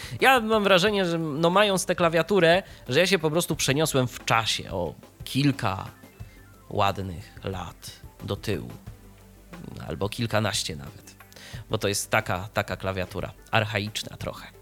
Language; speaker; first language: Polish; native; Polish